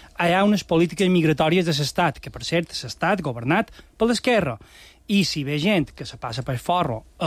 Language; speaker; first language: Catalan; native; Catalan